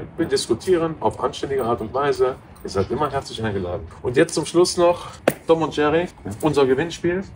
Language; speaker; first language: German; native; German